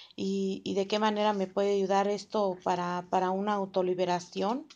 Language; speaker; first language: Spanish; native; Spanish